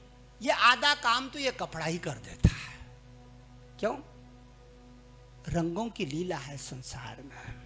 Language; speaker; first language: Hindi; native; Hindi